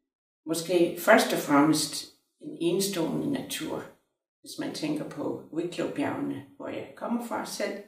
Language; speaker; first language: Danish; non-native, local second language; Irish